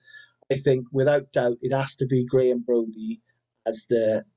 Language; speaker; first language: English; native; English